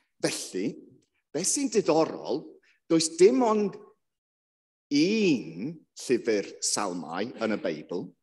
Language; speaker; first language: Welsh; non-native, local second language; English